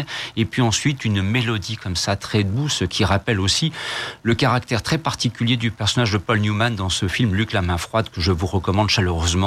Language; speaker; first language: French; native; French